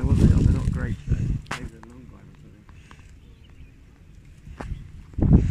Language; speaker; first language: English; native; English